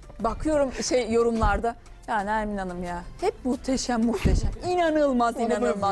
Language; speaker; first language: Turkish; native; Turkish